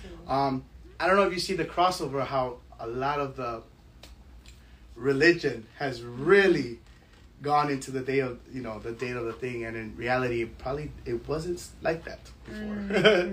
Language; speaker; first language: English; early bilingual, other home language; Spanish